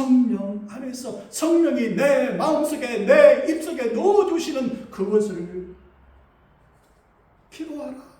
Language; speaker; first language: Korean; native; Korean